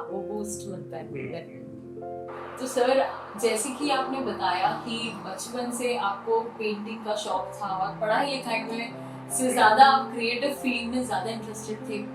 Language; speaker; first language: Hindi; native; Hindi